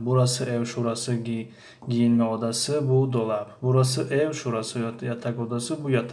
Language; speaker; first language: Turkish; non-native, fluent; Tajik